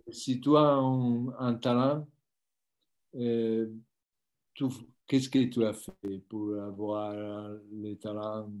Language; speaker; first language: French; non-native, learner; Italian